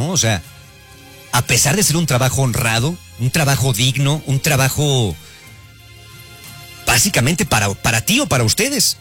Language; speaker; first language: Spanish; native; Spanish